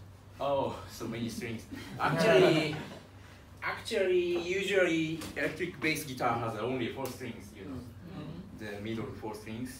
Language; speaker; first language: English; non-native, learner; Japanese